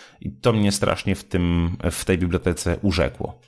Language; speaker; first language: Polish; native; Polish